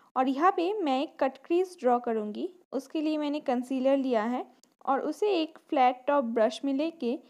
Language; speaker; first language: Hindi; non-native, local second language; Bangla